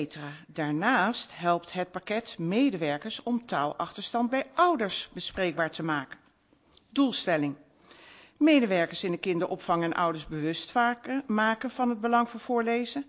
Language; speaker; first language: Dutch; native; Dutch